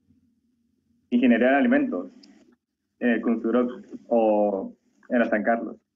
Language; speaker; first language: Spanish; native; Spanish